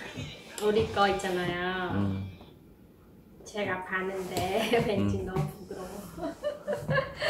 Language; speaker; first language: Korean; non-native, fluent; Khmer